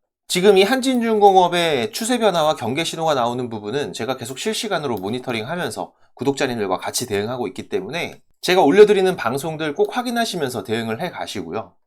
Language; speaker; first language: Korean; native; Korean